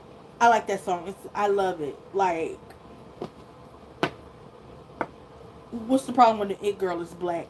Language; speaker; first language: English; native; English